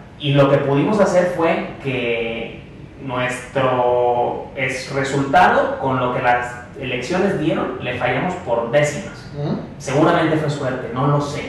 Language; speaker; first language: Spanish; native; Spanish